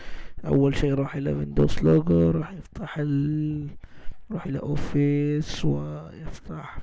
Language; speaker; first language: Arabic; non-native, learner; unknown